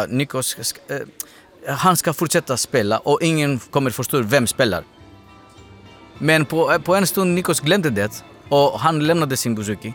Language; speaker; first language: Swedish; non-native, learner; Greek